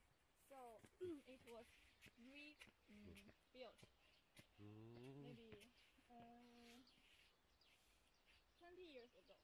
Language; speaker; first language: English; non-native, learner; Chinese